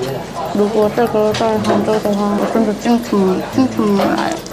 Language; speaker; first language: Chinese; non-native, learner; Korean